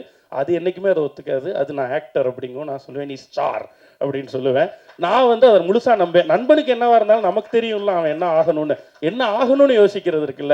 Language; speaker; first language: Tamil; native; Tamil